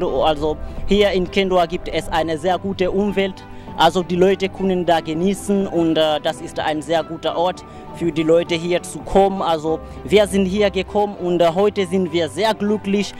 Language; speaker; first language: German; non-native, fluent; Swahili